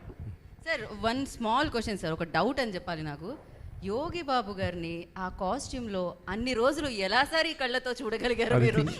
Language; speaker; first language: Telugu; native; Telugu